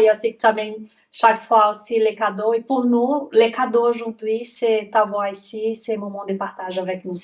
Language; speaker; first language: French; non-native, fluent; Portuguese